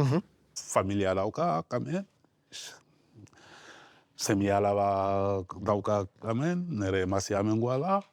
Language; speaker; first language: Basque; non-native, learner; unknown